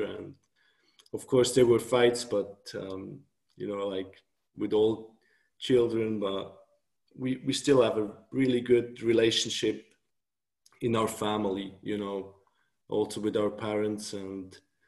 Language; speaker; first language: English; non-native, fluent; Swiss German